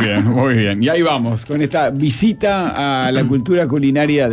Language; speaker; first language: Spanish; native; Spanish